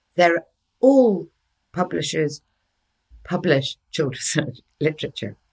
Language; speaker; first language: English; early bilingual, other home language; Norwegian